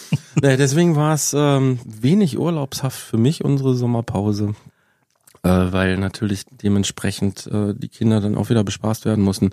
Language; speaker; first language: German; native; German